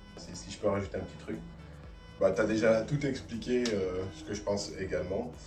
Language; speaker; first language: French; native; French